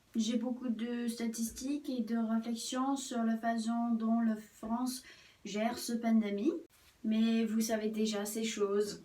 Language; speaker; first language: French; non-native, fluent; English